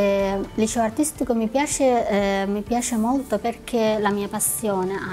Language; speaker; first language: Italian; non-native, learner; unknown